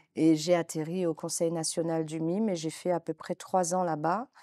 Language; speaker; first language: French; native; French